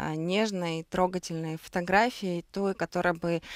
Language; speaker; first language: Russian; native; Russian